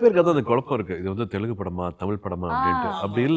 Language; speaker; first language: Tamil; native; Tamil